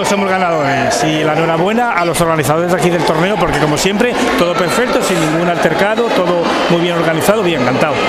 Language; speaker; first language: Spanish; native; Spanish